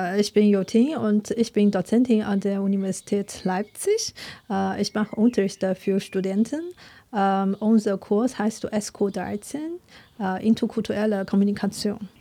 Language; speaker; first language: German; non-native, fluent; Chinese